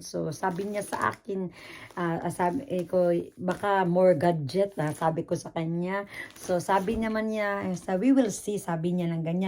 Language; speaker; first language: Filipino; native; Filipino